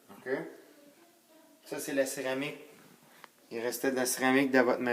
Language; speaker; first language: French; native; French